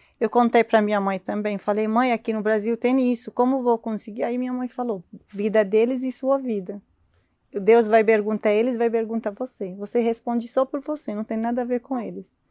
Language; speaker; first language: Portuguese; non-native, learner; Arabic